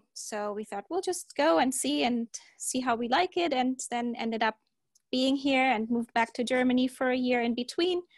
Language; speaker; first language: English; early bilingual, heritage; German